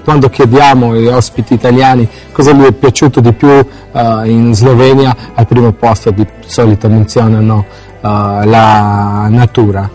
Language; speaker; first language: Italian; non-native, fluent; Slovenian